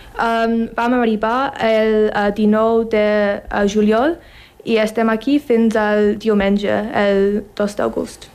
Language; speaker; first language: Catalan; non-native, learner; English